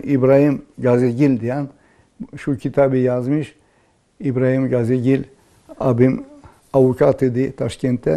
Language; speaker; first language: Turkish; early bilingual, heritage; Turkish